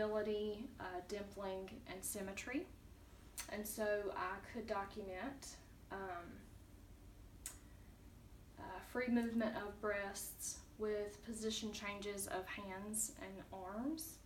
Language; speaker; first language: English; native; English